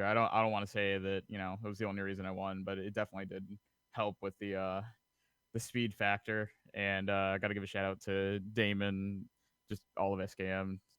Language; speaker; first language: English; native; English